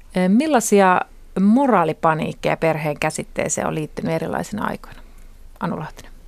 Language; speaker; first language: Finnish; native; Finnish